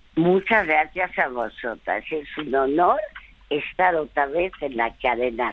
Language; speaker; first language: Spanish; early bilingual, other home language; French